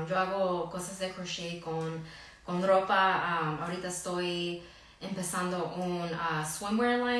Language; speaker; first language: Spanish; early bilingual, heritage; Spanish